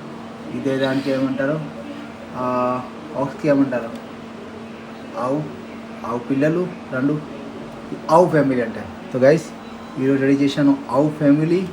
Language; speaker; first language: Telugu; non-native, local second language; Hindi